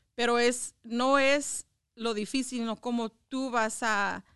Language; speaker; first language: Spanish; early bilingual, heritage; Spanish